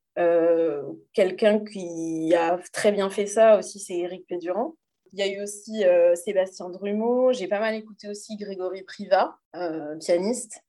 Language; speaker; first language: French; native; French